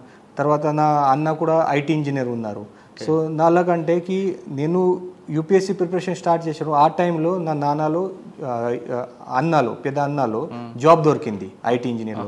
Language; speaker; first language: Telugu; non-native, learner; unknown